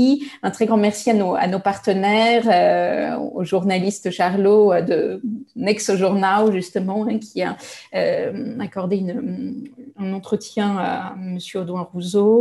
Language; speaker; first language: French; native; French